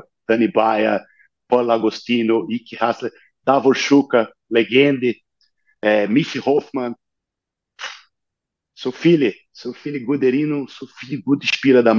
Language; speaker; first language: German; non-native, learner; Portuguese